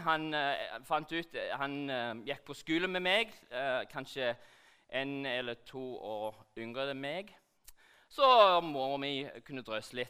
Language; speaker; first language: Norwegian; non-native, fluent; English